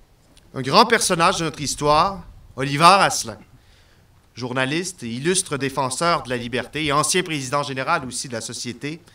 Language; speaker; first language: French; native; French